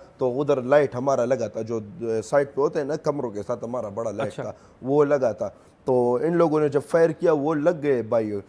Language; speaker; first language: Urdu; non-native, local second language; Pashto